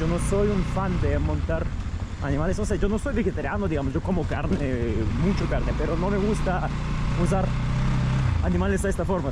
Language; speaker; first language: Spanish; non-native, fluent; Russian